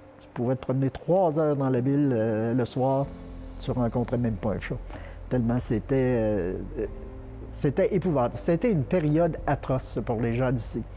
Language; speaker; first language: French; native; French